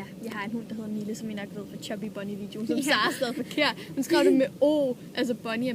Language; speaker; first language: Danish; native; Danish